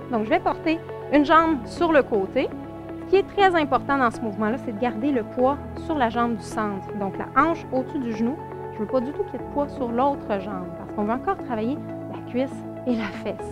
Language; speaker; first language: French; native; French